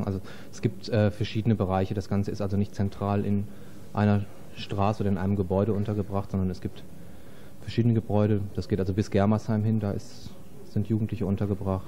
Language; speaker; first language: German; native; German